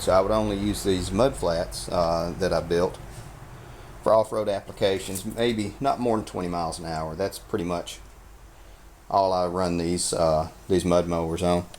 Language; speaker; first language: English; native; English